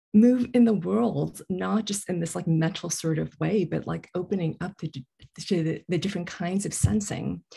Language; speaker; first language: English; early bilingual, other home language; Korean